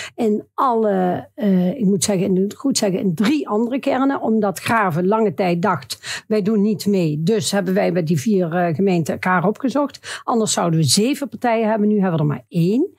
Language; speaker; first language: Dutch; native; Dutch